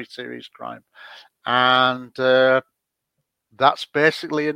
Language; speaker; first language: English; native; English